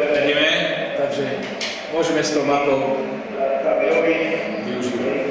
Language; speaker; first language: Slovak; native; Slovak